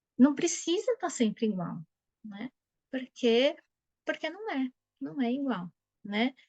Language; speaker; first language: Portuguese; native; Portuguese